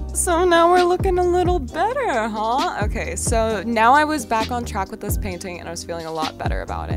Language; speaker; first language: English; native; English